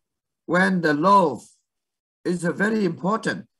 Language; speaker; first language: English; non-native, learner; Vietnamese